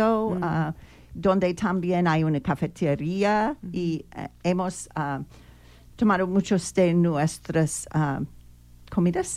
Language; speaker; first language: Spanish; non-native, learner; English